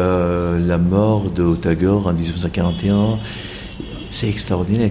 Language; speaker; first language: French; non-native, fluent; Bangla